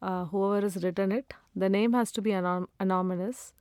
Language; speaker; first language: English; non-native, local second language; Tamil